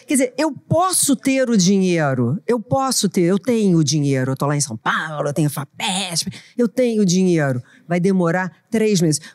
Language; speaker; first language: Portuguese; native; Portuguese